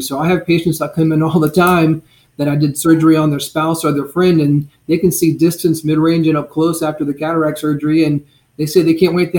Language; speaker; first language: English; native; English